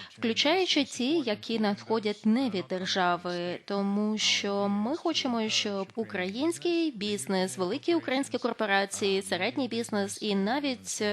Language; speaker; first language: Ukrainian; non-native, fluent; Lithuanian